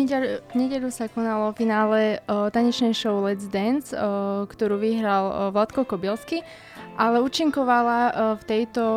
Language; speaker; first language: Slovak; native; Slovak